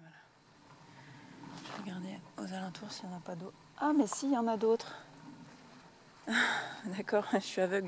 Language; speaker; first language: French; native; French